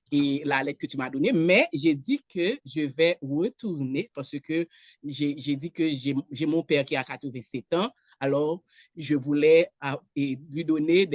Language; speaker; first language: French; non-native, local second language; Haitian Creole